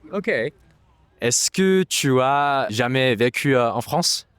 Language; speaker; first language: French; non-native, fluent; English